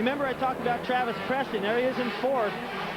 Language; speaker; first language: English; native; English